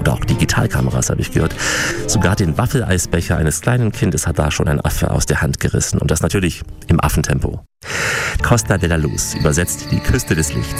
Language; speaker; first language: German; native; German